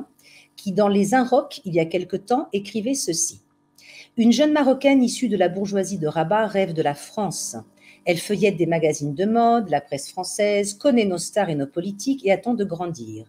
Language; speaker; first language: French; native; French